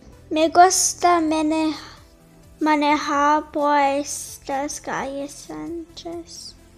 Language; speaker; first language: Spanish; non-native, learner; English